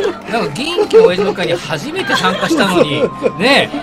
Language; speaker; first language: Japanese; native; Japanese